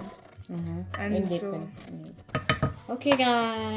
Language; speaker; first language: Dutch; non-native, learner; Filipino